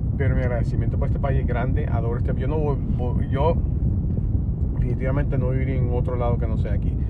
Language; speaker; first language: Spanish; early bilingual, other home language; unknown